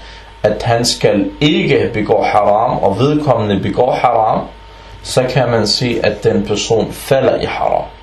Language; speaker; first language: Danish; early bilingual, other home language; Arabic